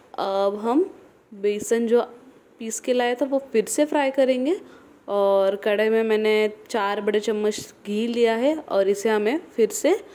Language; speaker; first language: Hindi; non-native, local second language; Marathi